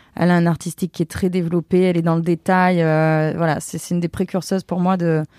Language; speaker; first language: French; native; French